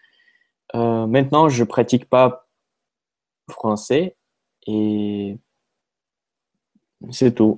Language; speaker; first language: French; non-native, fluent; Russian